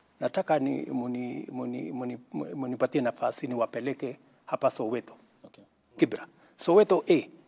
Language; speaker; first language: Swahili; non-native, local second language; Kalenjin